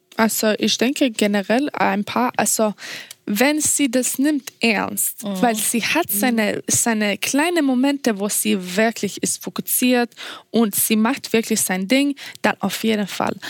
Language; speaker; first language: German; non-native, fluent; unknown